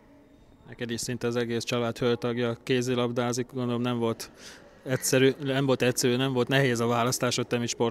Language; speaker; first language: Hungarian; native; Hungarian